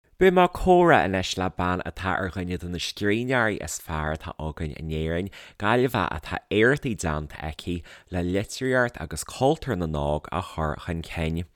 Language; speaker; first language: Irish; native; Irish